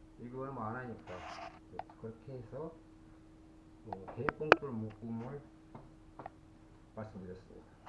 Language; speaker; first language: Korean; native; Korean